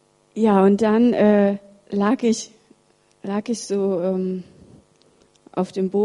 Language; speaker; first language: German; early bilingual, other home language; Russian